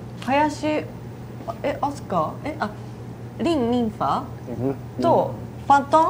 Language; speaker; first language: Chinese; non-native, learner; Japanese